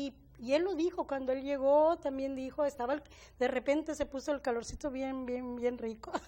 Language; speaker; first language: Spanish; native; Spanish